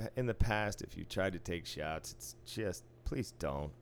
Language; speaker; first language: English; native; English